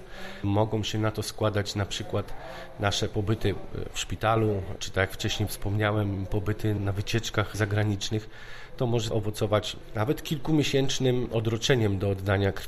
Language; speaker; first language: Polish; native; Polish